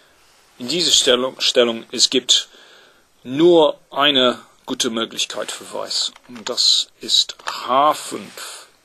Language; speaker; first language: German; non-native, fluent; English